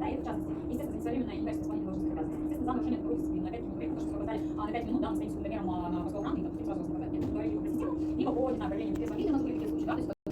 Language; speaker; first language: Russian; native; Russian